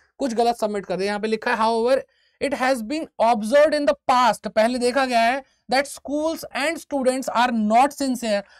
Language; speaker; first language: Hindi; native; Hindi